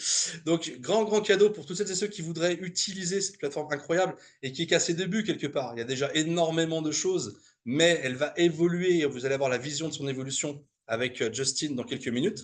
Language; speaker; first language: French; native; French